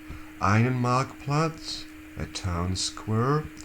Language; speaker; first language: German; non-native, fluent; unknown